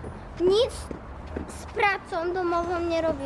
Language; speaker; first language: Polish; early bilingual, heritage; Polish